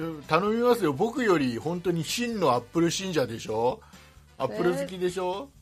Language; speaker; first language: Japanese; native; Japanese